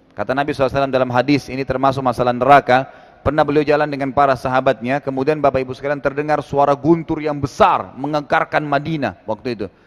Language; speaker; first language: Indonesian; native; Indonesian